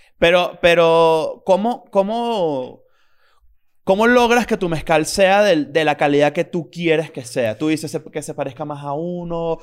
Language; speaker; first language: Spanish; native; Spanish